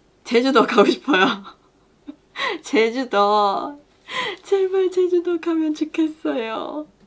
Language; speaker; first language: Korean; non-native, learner; Chinese